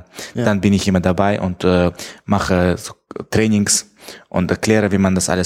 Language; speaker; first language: German; non-native, fluent; Tajik